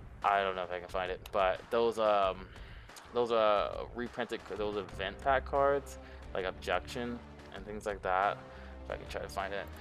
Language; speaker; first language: English; native; English